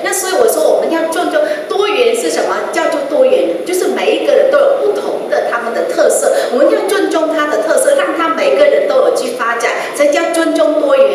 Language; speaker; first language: Chinese; non-native, fluent; Vietnamese